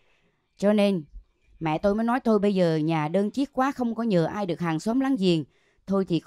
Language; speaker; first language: Vietnamese; native; Vietnamese